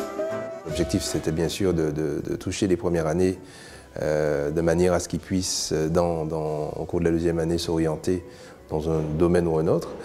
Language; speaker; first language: French; native; French